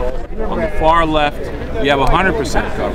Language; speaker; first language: English; native; English